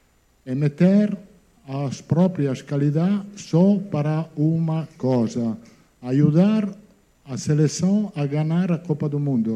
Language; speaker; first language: Portuguese; non-native, learner; Italian